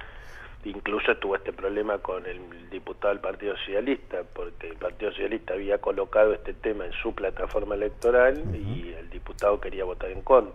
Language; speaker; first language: Spanish; native; Spanish